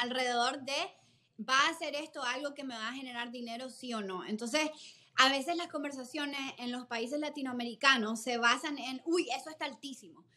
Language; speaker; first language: Spanish; native; Spanish